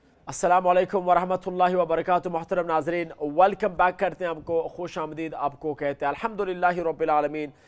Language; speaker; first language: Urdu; early bilingual, heritage; Urdu